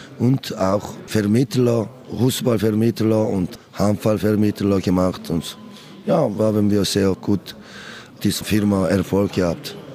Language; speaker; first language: German; non-native, learner; Korean